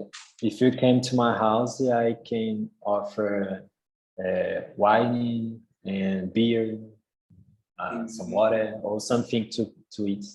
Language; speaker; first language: English; non-native, learner; Portuguese